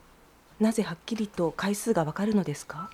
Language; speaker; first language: Japanese; native; Japanese